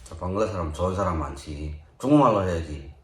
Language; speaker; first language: Korean; non-native, learner; Chinese